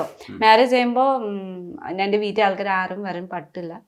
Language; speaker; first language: Malayalam; non-native, learner; Nepali